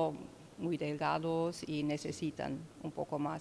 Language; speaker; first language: Spanish; non-native, learner; German